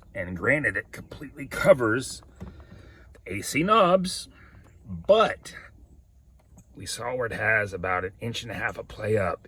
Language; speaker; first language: English; native; English